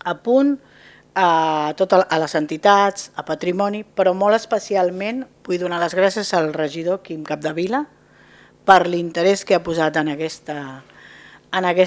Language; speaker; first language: Catalan; non-native, local second language; Spanish